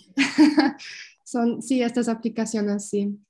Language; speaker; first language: Spanish; non-native, learner; Polish